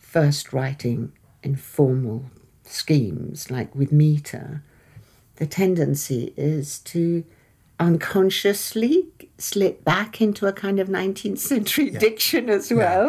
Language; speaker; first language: English; early bilingual, other home language; Persian